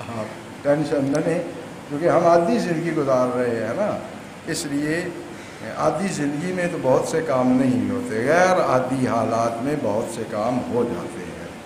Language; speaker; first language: Urdu; non-native, local second language; Punjabi